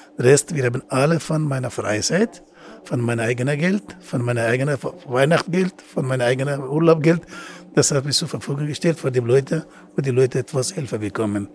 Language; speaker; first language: German; non-native, learner; Persian